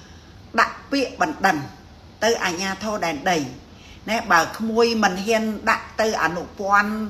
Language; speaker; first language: Khmer; native; Khmer